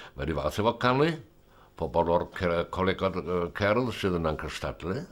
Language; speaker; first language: Welsh; native; Welsh